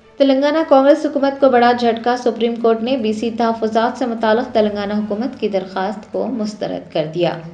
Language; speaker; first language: Urdu; native; Urdu